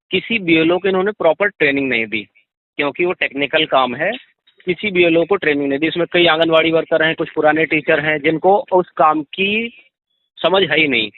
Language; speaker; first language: Hindi; native; Hindi